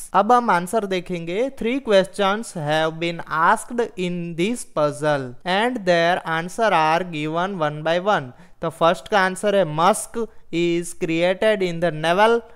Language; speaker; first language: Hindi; non-native, local second language; Gujarati